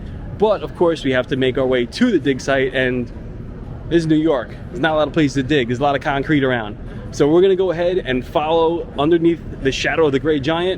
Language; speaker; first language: English; native; English